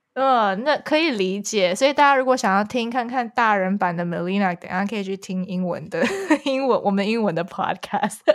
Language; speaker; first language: Chinese; early bilingual, heritage; Chinese